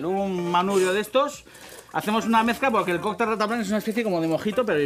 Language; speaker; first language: Spanish; native; Spanish